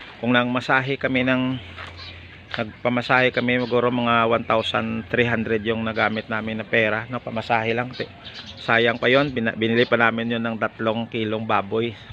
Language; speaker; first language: Filipino; non-native, local second language; Hiligaynon